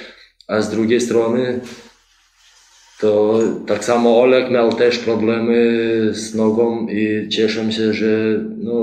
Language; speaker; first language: Polish; non-native, fluent; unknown